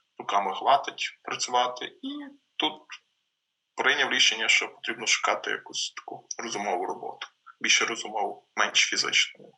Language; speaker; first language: Ukrainian; native; Ukrainian